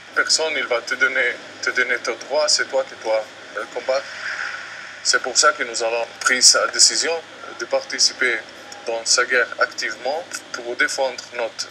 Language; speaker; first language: French; non-native, fluent; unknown